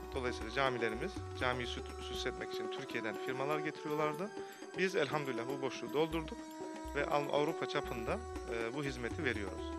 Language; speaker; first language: Turkish; early bilingual, heritage; Turkish